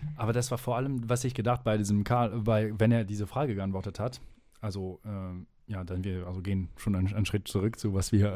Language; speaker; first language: German; non-native, fluent; French